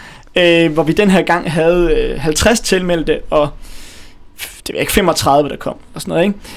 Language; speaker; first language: Danish; native; Danish